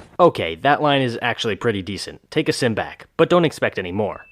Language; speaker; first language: English; native; English